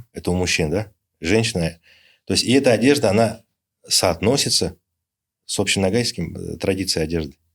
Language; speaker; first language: Russian; native; Russian